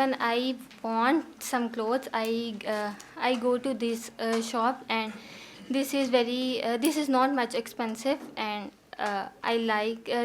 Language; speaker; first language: English; non-native, learner; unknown